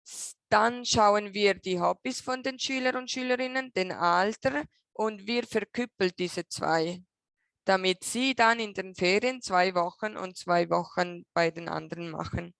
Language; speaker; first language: German; non-native, local second language; Italian